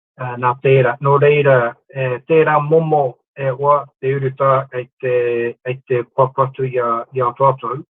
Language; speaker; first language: Māori; non-native, local second language; English